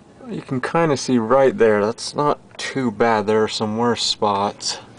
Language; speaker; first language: English; native; English